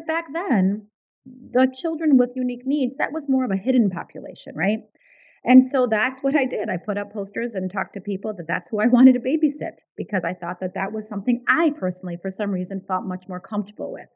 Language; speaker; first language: English; early bilingual, other home language; Ukrainian